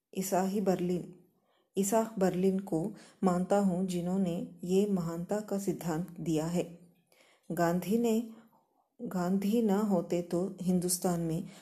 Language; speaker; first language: Hindi; non-native, local second language; Kannada